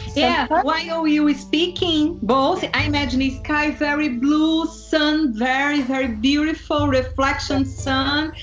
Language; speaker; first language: English; non-native, learner; Portuguese